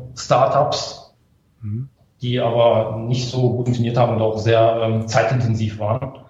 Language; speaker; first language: German; native; German